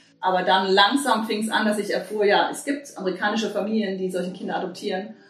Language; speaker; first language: German; native; German